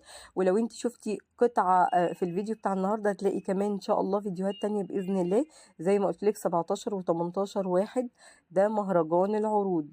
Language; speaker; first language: Arabic; native; Arabic